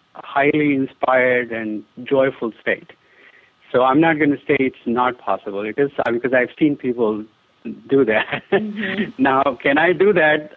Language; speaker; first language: English; non-native, local second language; Hindi